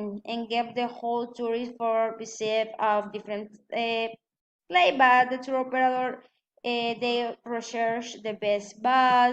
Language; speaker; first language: English; non-native, learner; Spanish